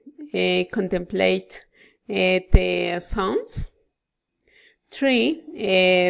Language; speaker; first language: English; non-native, learner; Spanish